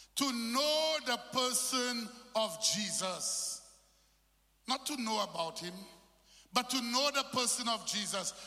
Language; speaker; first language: English; non-native, local second language; French